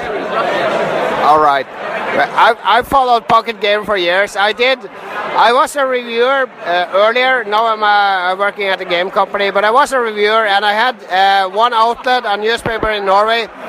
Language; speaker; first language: English; non-native, fluent; Norwegian